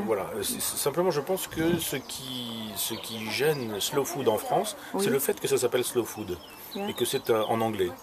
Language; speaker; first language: French; native; French